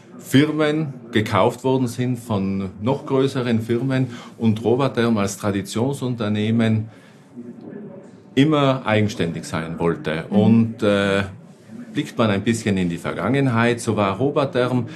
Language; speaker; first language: German; native; German